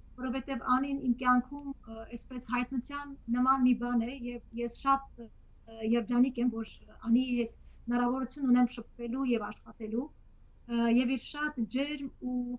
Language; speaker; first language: Armenian; native; Armenian